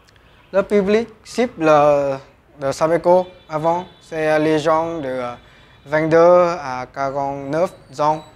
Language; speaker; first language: French; non-native, learner; Vietnamese